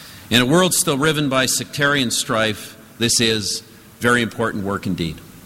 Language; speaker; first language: English; native; English